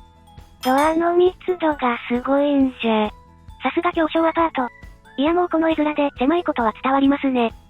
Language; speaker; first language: Japanese; native; Japanese